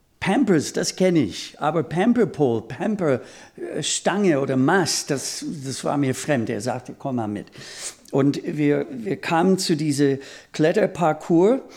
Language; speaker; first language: German; non-native, fluent; English